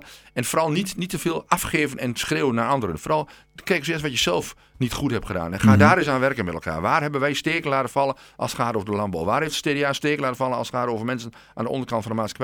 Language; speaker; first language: Dutch; native; Dutch